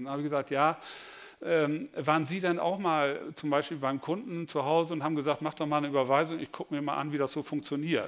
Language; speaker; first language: German; native; German